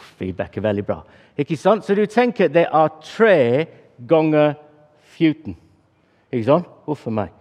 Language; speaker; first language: Norwegian; non-native, fluent; English